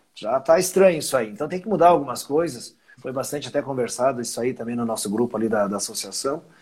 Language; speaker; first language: Portuguese; native; Portuguese